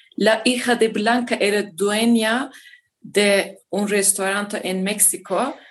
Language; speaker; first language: Spanish; non-native, learner; Turkish